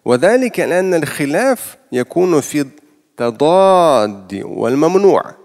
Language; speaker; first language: Arabic; non-native, fluent; Russian